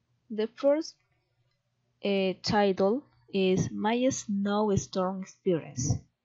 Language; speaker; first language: English; non-native, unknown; Spanish